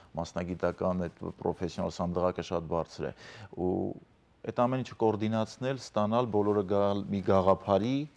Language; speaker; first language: Armenian; native; Armenian